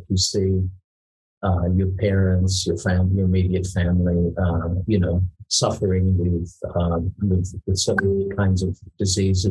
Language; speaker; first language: English; native; English